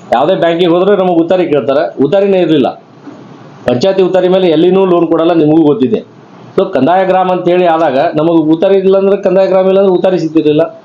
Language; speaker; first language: Kannada; non-native, local second language; Lambadi